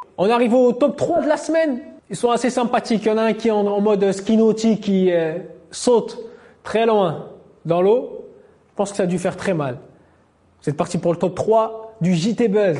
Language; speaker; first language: French; non-native, local second language; Arabic